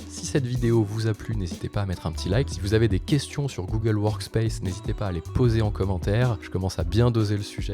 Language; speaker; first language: French; native; French